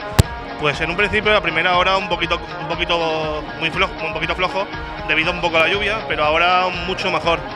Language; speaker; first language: Spanish; native; Spanish